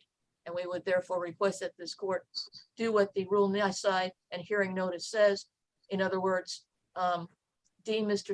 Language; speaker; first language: English; native; English